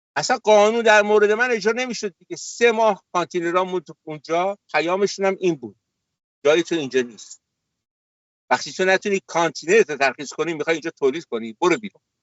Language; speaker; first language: Persian; native; Persian